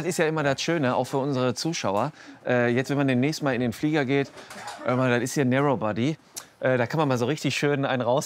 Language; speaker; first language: German; native; German